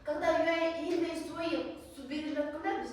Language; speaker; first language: Russian; non-native, local second language; Kyrgyz